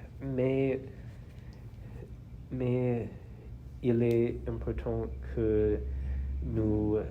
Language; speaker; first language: French; non-native, learner; English